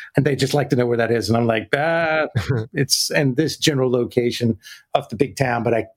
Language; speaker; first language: English; native; English